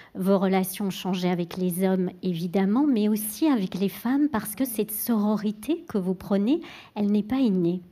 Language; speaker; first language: French; native; French